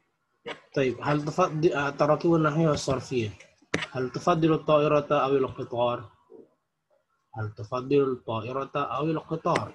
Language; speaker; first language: Arabic; non-native, fluent; Indonesian